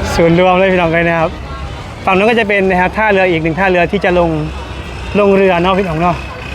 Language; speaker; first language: Thai; native; Thai